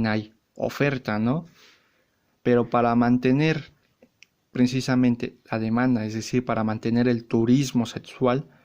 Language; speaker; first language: Spanish; native; Spanish